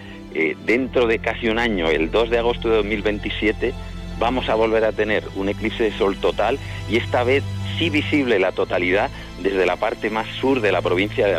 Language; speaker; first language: Spanish; native; Spanish